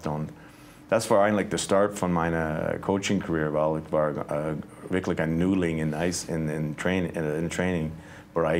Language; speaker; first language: German; non-native, fluent; English